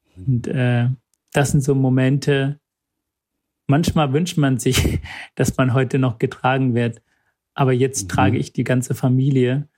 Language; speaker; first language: German; early bilingual, other home language; Tamil